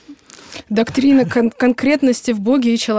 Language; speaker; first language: Russian; native; Russian